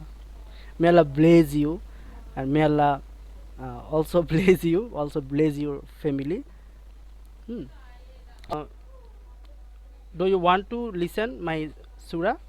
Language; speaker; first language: English; non-native, learner; Bangla